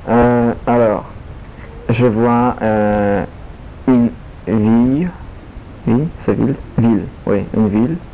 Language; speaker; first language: French; non-native, learner; Polish